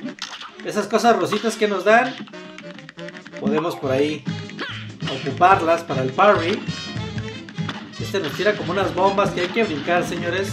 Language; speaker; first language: Spanish; native; Spanish